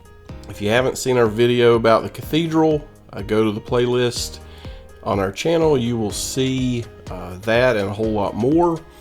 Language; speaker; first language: English; native; English